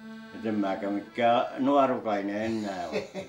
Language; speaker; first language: Finnish; native; Finnish